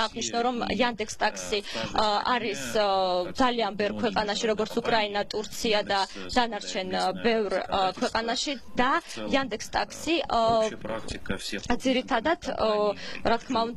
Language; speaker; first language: Georgian; non-native, local second language; Russian